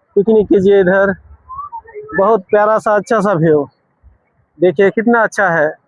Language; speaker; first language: Hindi; non-native, local second language; Bangla